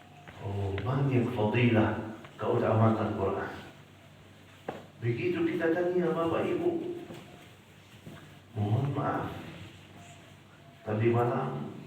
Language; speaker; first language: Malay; non-native, fluent; Arabic